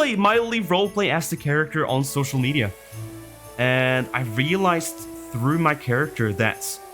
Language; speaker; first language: English; non-native, fluent; Norwegian